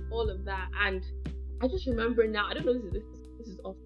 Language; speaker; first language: English; native; English